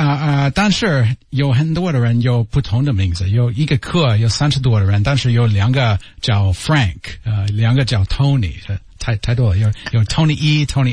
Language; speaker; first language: Chinese; non-native, learner; English